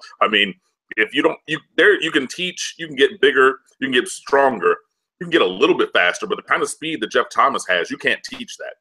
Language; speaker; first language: English; native; English